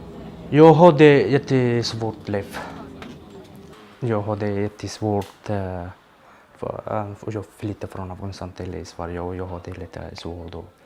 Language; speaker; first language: Swedish; non-native, learner; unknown